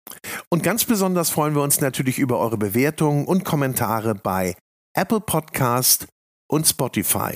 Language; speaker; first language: German; native; German